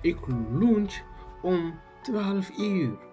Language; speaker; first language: Dutch; non-native, learner; Tigrinya